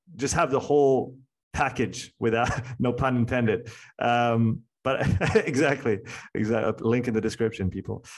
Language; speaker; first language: English; non-native, fluent; French